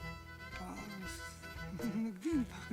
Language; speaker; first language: Albanian; non-native, local second language; Croatian